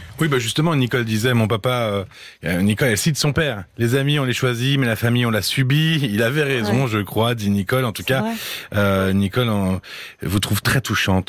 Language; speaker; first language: French; native; French